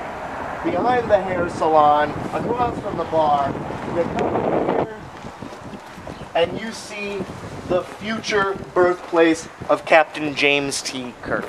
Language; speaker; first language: English; native; English